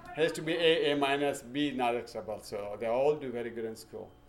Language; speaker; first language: English; non-native, local second language; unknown